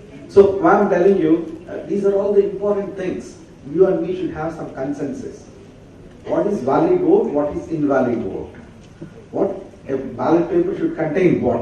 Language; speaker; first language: English; non-native, local second language; Telugu